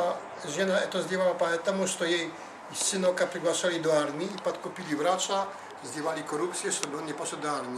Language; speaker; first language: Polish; non-native, learner; Russian